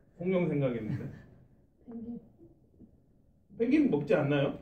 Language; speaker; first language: Korean; native; Korean